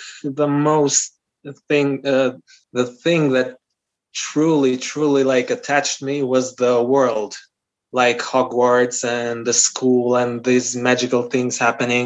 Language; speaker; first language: English; non-native, fluent; Albanian